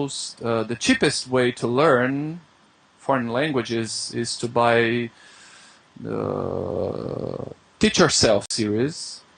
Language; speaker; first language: English; non-native, fluent; Portuguese